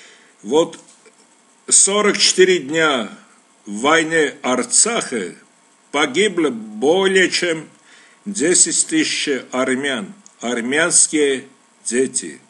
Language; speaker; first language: Russian; non-native, local second language; Armenian